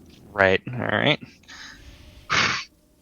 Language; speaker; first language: English; native; English